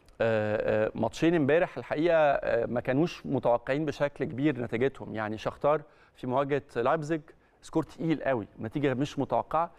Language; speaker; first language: Arabic; native; Arabic